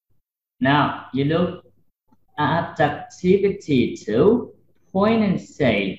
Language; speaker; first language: English; non-native, fluent; Vietnamese